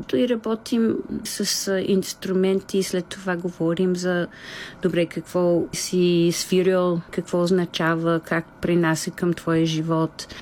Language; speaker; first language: Bulgarian; non-native, fluent; English